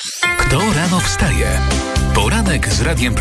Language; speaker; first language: Polish; native; Polish